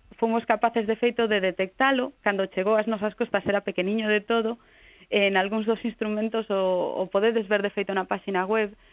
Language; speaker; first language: Galician; non-native, local second language; Spanish